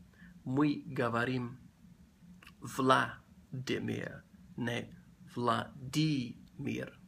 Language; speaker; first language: Russian; non-native, learner; English